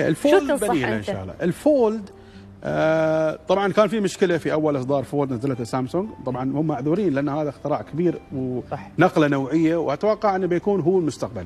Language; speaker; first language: Arabic; native; Arabic